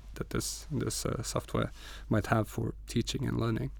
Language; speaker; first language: English; non-native, fluent; Portuguese